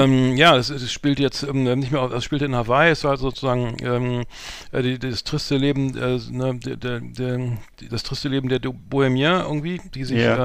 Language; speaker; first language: German; native; German